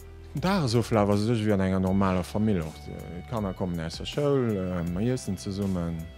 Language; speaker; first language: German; non-native, local second language; Luxembourgish